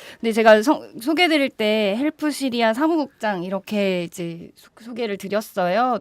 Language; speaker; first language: Korean; native; Korean